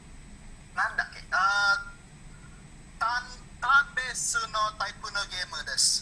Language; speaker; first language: Japanese; non-native, learner; Indonesian